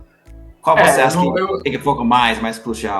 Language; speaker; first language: Portuguese; non-native, learner; English